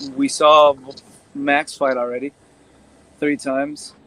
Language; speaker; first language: English; native; English